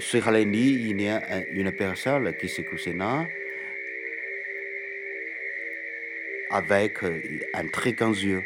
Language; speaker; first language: French; non-native, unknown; Chinese